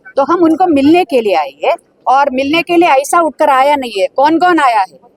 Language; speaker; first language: Hindi; non-native, local second language; Malayalam